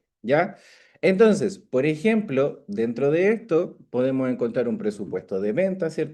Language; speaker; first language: Spanish; native; Spanish